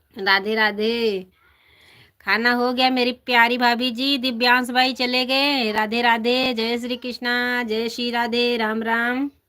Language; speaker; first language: Hindi; native; Hindi